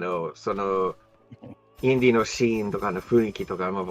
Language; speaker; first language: Japanese; non-native, fluent; English